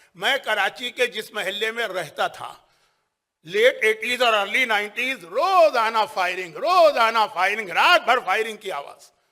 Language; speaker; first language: Urdu; native; Urdu